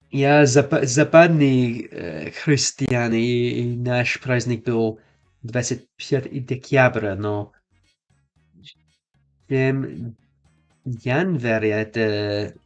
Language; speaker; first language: Russian; non-native, learner; English